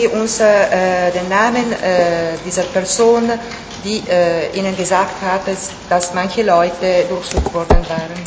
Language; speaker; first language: German; non-native, fluent; Italian